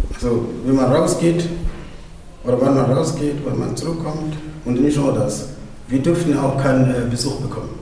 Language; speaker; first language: German; non-native, fluent; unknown